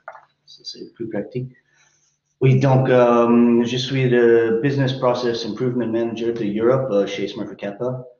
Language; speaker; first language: French; non-native, fluent; English